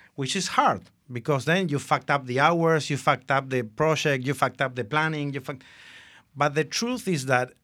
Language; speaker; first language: English; non-native, fluent; Spanish